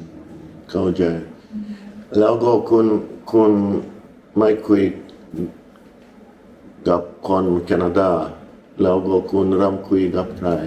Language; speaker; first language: Thai; non-native, learner; English